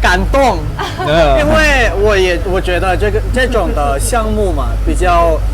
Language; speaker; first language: Chinese; non-native, fluent; Thai